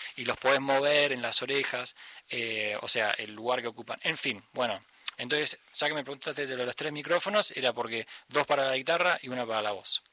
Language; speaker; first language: Spanish; native; Spanish